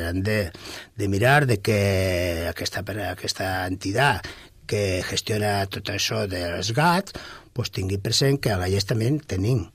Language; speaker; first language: Catalan; non-native, local second language; Spanish